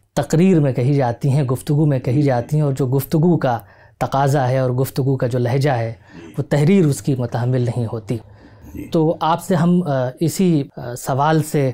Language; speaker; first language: Hindi; native; Hindi